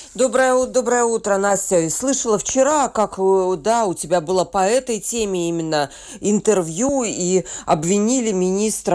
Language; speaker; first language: Russian; native; Russian